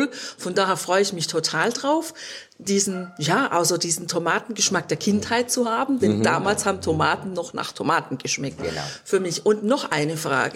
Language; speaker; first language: German; native; German